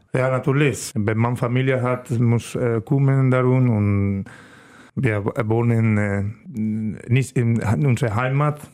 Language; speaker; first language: German; non-native, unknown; Spanish